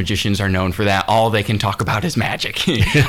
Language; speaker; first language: English; native; English